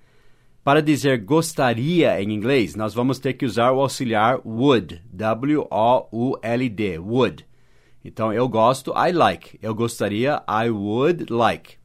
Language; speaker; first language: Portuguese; non-native, fluent; English